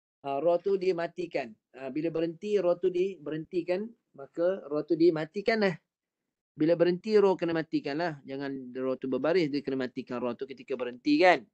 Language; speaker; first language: Malay; native; Malay